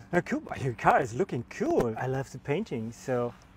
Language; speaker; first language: English; non-native, fluent; German